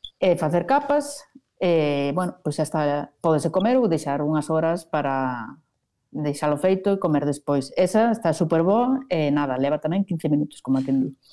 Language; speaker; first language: Galician; non-native, local second language; Spanish